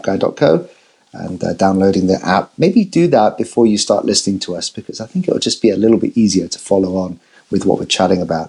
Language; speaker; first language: English; native; English